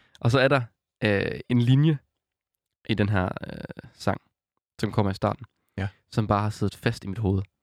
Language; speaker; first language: Danish; native; Danish